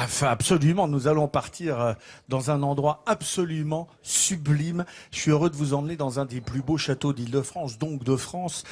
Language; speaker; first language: French; native; French